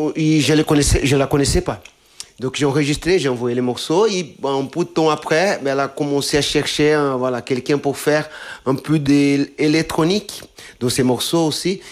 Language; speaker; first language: French; non-native, fluent; Portuguese